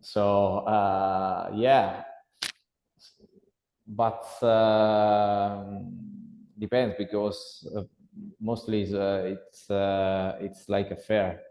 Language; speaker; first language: English; non-native, learner; Italian